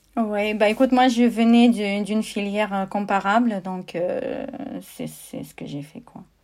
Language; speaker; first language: French; non-native, fluent; Russian